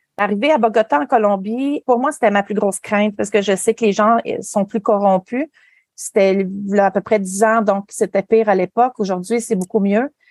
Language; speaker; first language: French; native; French